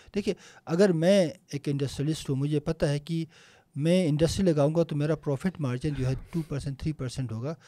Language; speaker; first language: Urdu; non-native, local second language; Punjabi